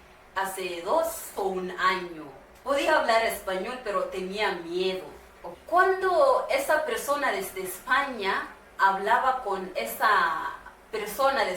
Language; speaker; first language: Spanish; non-native, learner; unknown